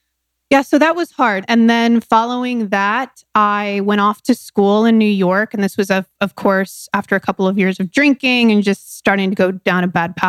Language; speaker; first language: English; native; English